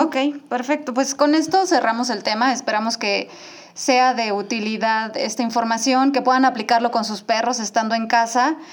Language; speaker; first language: Spanish; native; Spanish